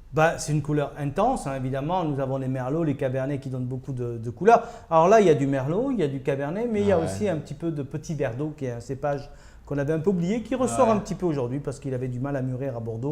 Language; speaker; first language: French; native; French